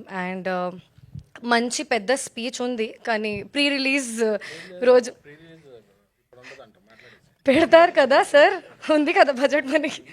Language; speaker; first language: Telugu; non-native, learner; Hindi